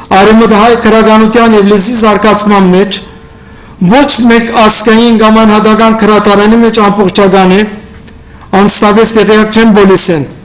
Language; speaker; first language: Armenian; native; Armenian